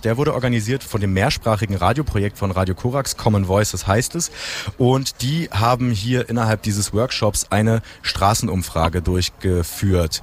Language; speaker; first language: German; native; German